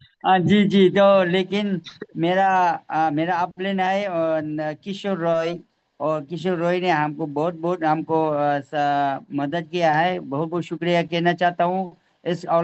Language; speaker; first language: Hindi; non-native, learner; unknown